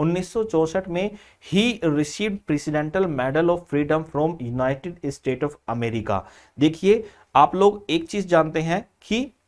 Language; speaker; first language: Hindi; native; Hindi